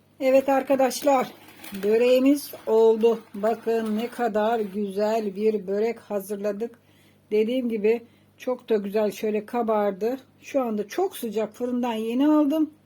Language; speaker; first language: Turkish; native; Turkish